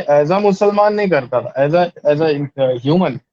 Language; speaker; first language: Hindi; native; Hindi